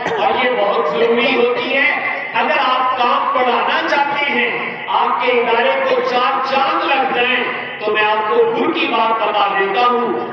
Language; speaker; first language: Urdu; non-native, local second language; Punjabi